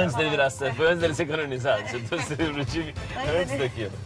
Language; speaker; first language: Portuguese; native; Portuguese